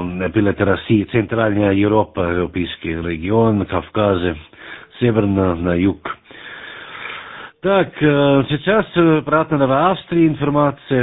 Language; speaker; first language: Russian; non-native, learner; German